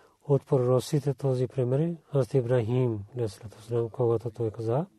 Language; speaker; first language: Bulgarian; non-native, learner; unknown